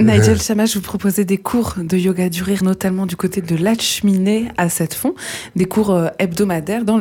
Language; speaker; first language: French; native; French